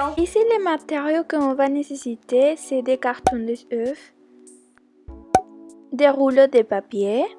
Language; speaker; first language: French; non-native, learner; Spanish